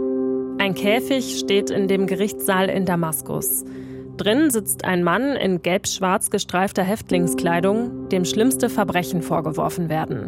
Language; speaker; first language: German; native; German